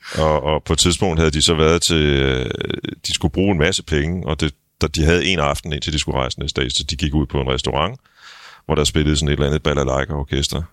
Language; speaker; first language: Danish; native; Danish